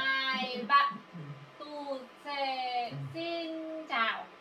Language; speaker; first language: Korean; non-native, learner; Vietnamese